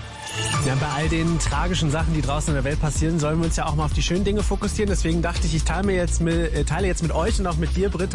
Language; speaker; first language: German; native; German